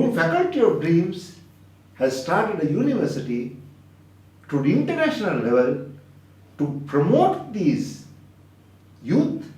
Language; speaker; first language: English; non-native, local second language; Sinhala